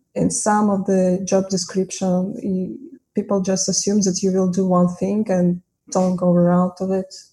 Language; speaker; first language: English; non-native, fluent; Russian